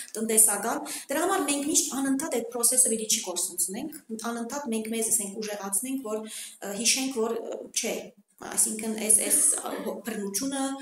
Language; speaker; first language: Armenian; early bilingual, heritage; Armenian